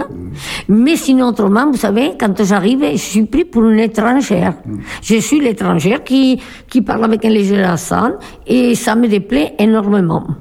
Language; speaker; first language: French; non-native, fluent; Spanish